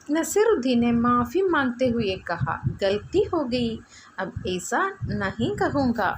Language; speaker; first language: Hindi; non-native, local second language; Malayalam